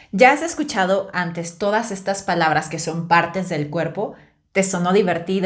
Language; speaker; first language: Spanish; native; Spanish